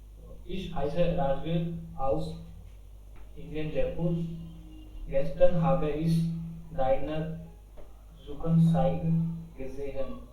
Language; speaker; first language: German; non-native, learner; Hindi